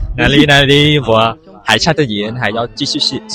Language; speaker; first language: Chinese; non-native, learner; Khmer